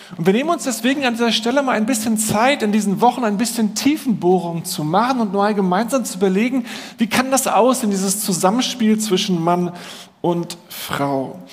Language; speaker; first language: German; native; German